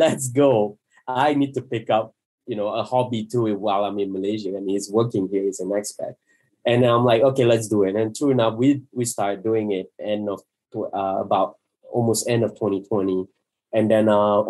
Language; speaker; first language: English; non-native, local second language; Malay